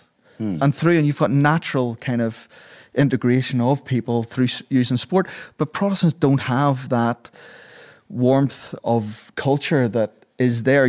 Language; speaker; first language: English; native; English